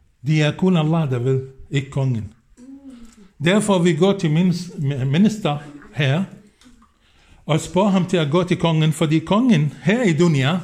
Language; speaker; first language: Danish; non-native, fluent; Arabic